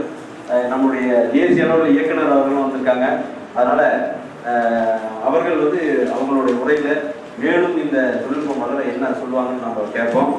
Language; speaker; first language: Tamil; native; Tamil